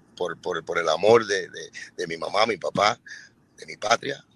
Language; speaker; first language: Spanish; early bilingual, other home language; English